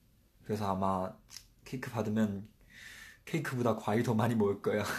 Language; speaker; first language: Korean; non-native, fluent; Chinese